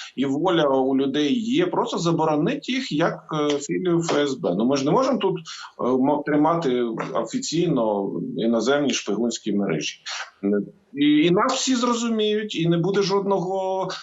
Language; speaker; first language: Ukrainian; non-native, local second language; Russian